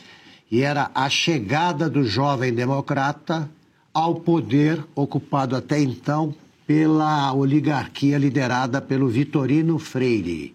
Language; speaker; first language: Portuguese; native; Portuguese